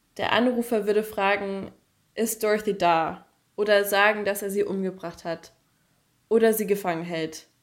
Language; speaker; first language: German; native; German